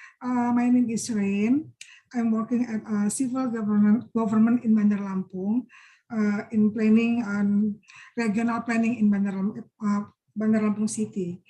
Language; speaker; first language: English; non-native, learner; Indonesian